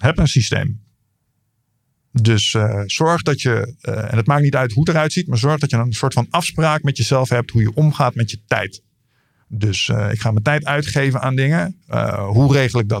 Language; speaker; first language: Dutch; native; Dutch